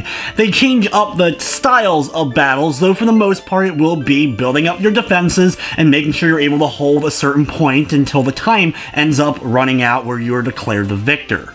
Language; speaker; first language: English; native; English